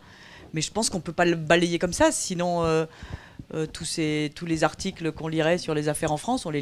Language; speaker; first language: French; native; French